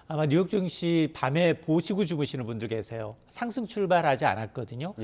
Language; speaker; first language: Korean; native; Korean